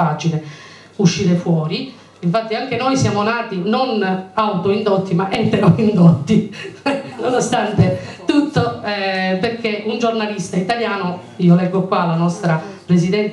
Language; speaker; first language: Italian; native; Italian